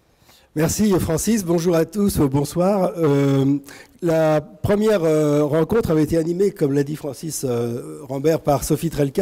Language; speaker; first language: French; native; French